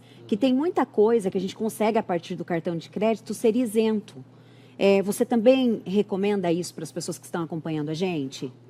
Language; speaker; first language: Portuguese; native; Portuguese